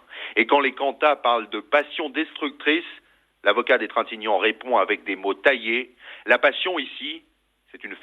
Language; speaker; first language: French; native; French